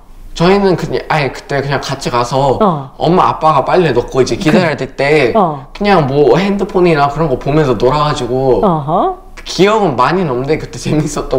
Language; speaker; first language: Korean; early bilingual, other home language; English